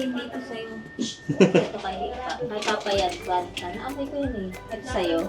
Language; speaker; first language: Filipino; native; Filipino